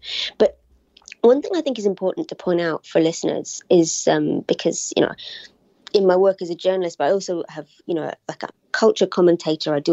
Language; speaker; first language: English; native; English